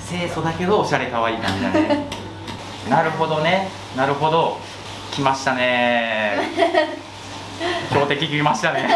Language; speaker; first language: Japanese; native; Japanese